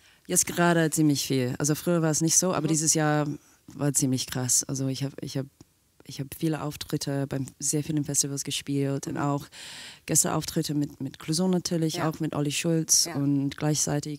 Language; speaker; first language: German; non-native, fluent; English